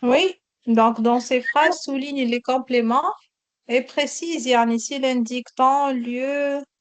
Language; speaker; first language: French; non-native, local second language; Arabic